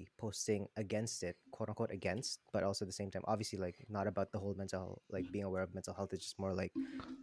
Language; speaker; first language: English; non-native, local second language; Filipino